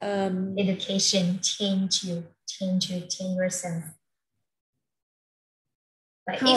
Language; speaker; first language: English; non-native, fluent; Vietnamese